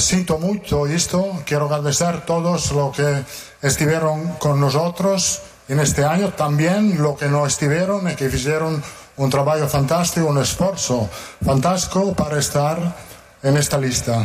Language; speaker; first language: Portuguese; non-native, learner; Italian